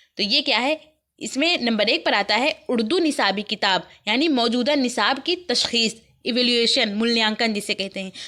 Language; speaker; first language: Urdu; native; Urdu